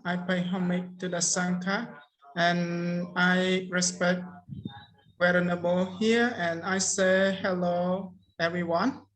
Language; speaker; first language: English; non-native, learner; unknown